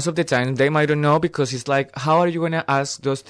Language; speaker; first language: English; non-native, fluent; Spanish